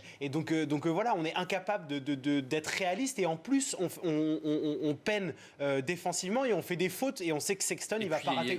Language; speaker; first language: French; native; French